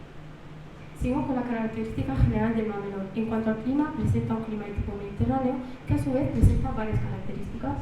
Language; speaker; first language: Spanish; early bilingual, other home language; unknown